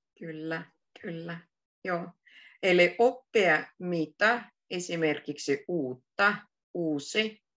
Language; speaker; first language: Finnish; native; Finnish